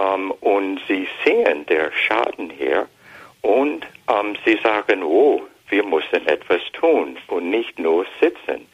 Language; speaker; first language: German; non-native, fluent; English